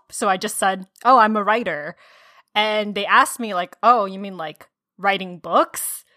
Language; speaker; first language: English; early bilingual, other home language; Korean